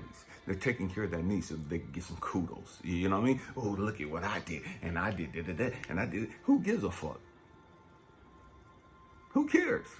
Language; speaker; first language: English; native; English